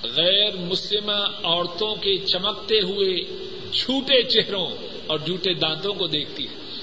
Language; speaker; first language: Urdu; non-native, local second language; Punjabi